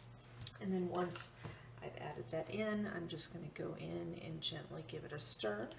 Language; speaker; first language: English; native; English